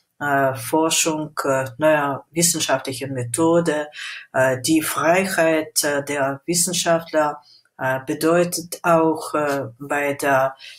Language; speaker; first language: German; non-native, fluent; Russian